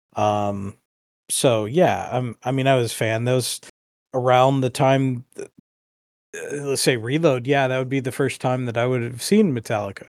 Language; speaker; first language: English; native; English